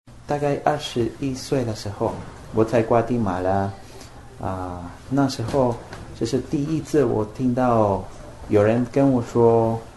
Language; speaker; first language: Chinese; non-native, fluent; Spanish